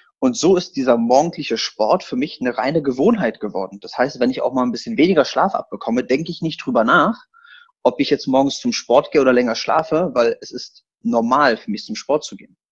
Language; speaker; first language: German; early bilingual, other home language; Polish